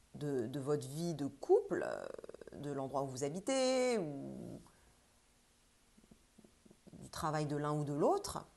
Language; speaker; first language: French; native; French